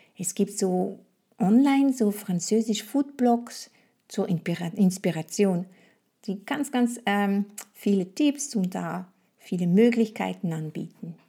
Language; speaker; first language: German; non-native, fluent; French